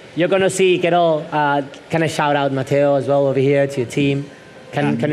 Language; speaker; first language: English; non-native, learner; Spanish